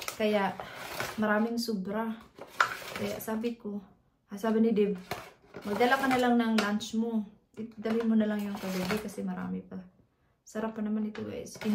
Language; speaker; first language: Filipino; native; Filipino